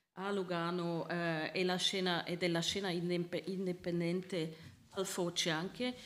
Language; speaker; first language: Italian; non-native, learner; Swiss German